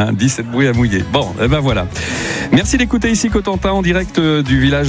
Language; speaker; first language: French; native; French